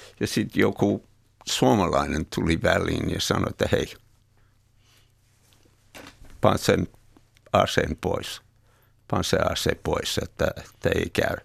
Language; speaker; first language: Finnish; non-native, fluent; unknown